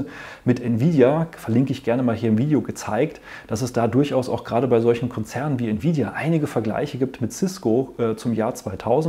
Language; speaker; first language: German; native; German